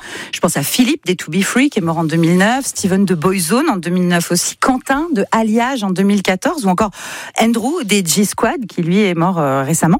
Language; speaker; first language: French; native; French